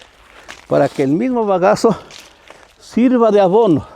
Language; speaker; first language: Spanish; native; Spanish